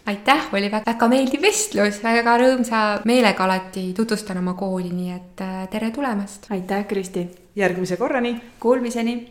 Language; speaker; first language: Estonian; native; Estonian